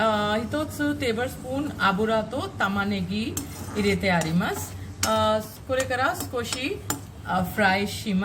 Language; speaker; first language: Japanese; non-native, fluent; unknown